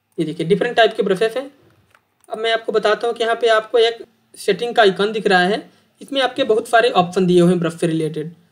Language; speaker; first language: Hindi; native; Hindi